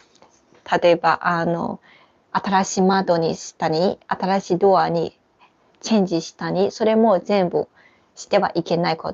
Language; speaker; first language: Japanese; non-native, fluent; Chinese